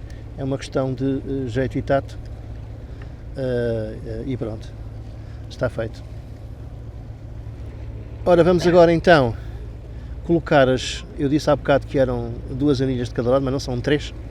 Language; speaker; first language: Portuguese; native; Portuguese